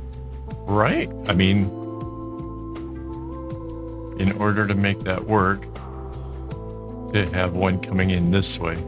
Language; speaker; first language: English; native; English